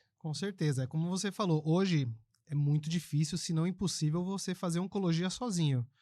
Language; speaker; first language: Portuguese; early bilingual, other home language; Spanish